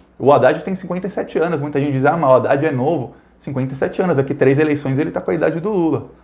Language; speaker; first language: Portuguese; native; Portuguese